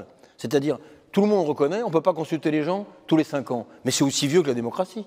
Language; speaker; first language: French; native; French